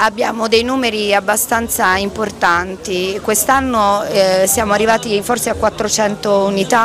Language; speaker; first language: Italian; native; Italian